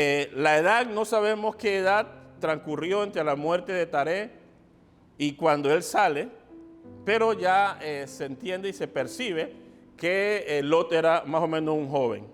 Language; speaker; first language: Spanish; native; Spanish